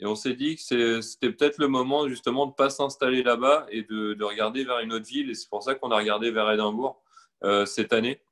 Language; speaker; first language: French; native; French